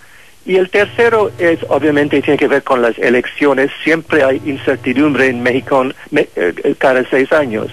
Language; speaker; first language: Spanish; non-native, fluent; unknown